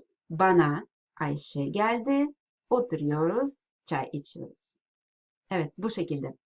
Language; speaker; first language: Turkish; non-native, fluent; Russian